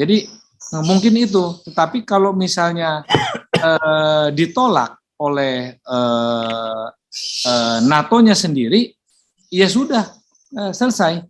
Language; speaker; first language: Indonesian; native; Indonesian